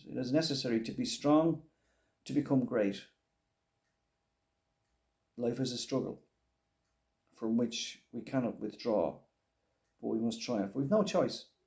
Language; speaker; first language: English; native; English